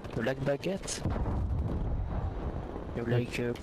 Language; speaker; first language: English; non-native, learner; French